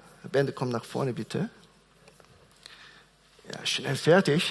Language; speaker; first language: German; non-native, fluent; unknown